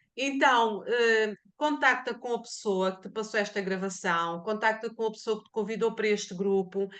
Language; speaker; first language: Portuguese; native; Portuguese